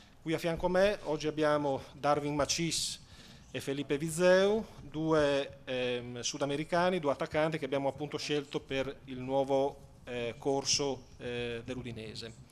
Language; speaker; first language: Italian; native; Italian